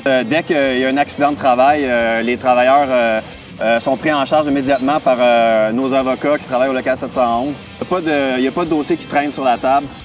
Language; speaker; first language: French; native; French